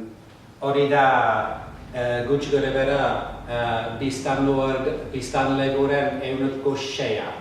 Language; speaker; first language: Basque; non-native, fluent; English